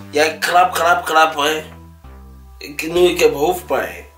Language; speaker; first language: Dutch; non-native, learner; Akan